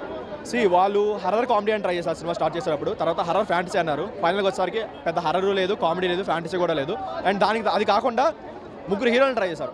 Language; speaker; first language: Telugu; native; Telugu